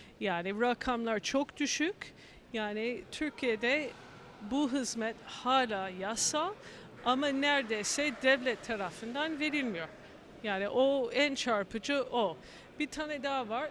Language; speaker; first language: Turkish; non-native, fluent; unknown